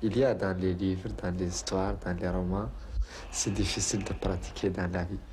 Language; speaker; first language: French; non-native, learner; Arabic